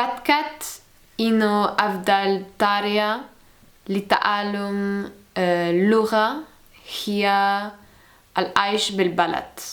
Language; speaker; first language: Arabic; non-native, learner; French